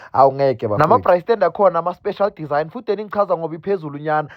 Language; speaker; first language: Zulu; non-native, local second language; South Ndebele